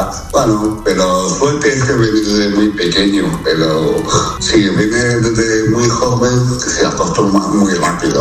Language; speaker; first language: Spanish; non-native, fluent; Chinese